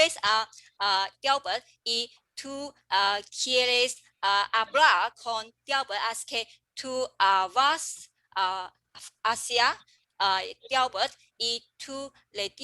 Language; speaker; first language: Spanish; non-native, learner; English